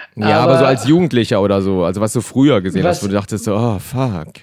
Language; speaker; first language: German; native; German